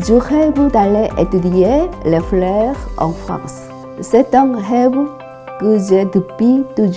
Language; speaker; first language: French; non-native, learner; Korean